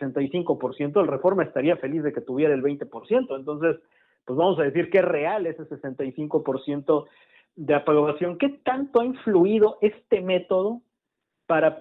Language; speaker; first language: Spanish; native; Spanish